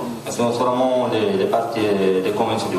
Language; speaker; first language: French; non-native, learner; Italian